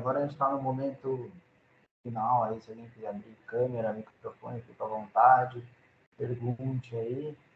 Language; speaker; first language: Portuguese; native; Portuguese